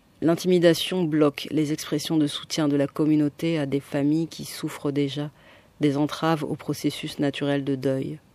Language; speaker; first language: French; native; French